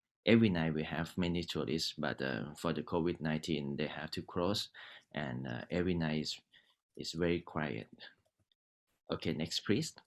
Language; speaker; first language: English; non-native, learner; Thai